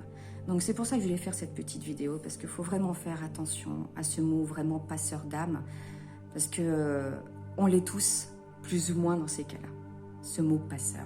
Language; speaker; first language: French; native; French